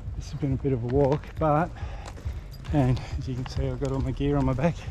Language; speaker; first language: English; native; English